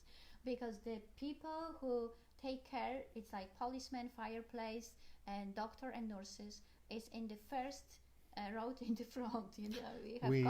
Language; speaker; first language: English; non-native, learner; Polish